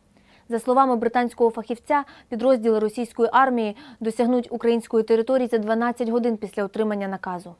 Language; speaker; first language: Ukrainian; native; Ukrainian